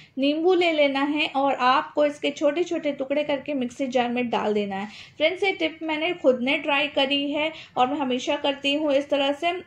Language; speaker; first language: Hindi; non-native, local second language; Gujarati